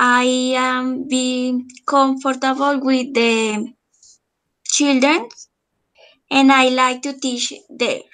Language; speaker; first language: English; non-native, learner; Spanish